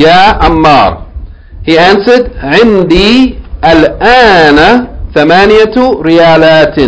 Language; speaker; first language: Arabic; non-native, fluent; English